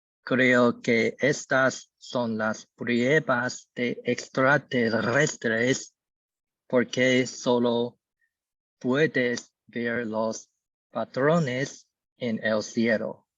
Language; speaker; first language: Spanish; non-native, learner; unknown